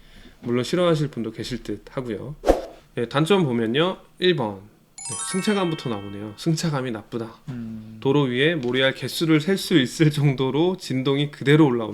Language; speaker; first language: Korean; native; Korean